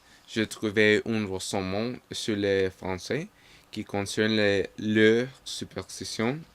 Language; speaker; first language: French; non-native, learner; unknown